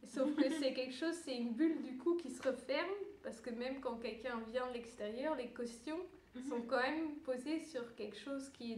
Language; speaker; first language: French; early bilingual, other home language; Dutch